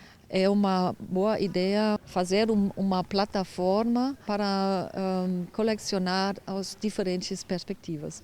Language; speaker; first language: Portuguese; non-native, fluent; German